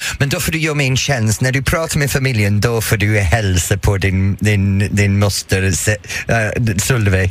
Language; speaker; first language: Swedish; non-native, fluent; English